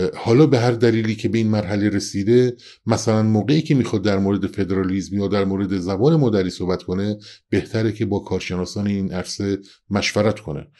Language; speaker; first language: Persian; non-native, local second language; Central Kurdish